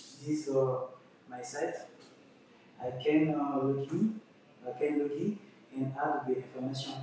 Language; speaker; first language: English; non-native, learner; French